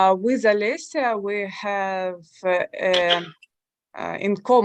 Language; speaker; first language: English; non-native, learner; Russian